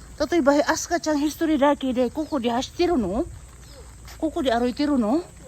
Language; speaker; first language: Japanese; non-native, fluent; Filipino